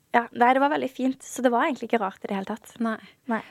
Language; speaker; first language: Norwegian; native; Norwegian